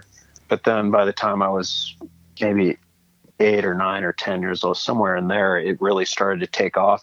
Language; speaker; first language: English; native; English